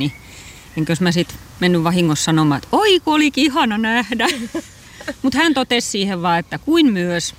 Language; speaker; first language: Finnish; native; Finnish